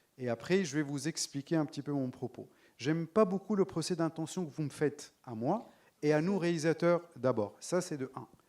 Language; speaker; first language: French; non-native, local second language; Arabic